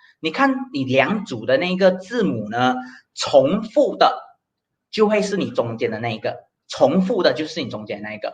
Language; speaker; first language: Chinese; native; Chinese